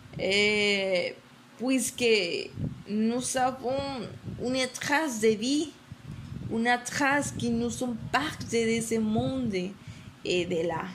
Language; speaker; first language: French; non-native, learner; Spanish